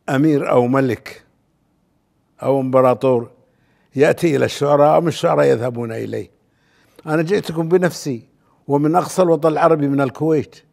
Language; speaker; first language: Arabic; native; Arabic